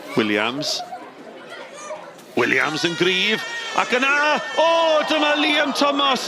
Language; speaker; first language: Welsh; native; Welsh